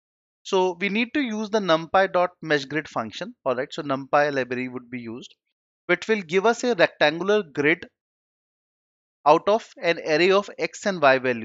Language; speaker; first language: English; non-native, local second language; Hindi